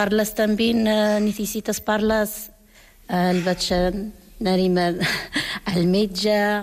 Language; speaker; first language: Catalan; non-native, learner; Arabic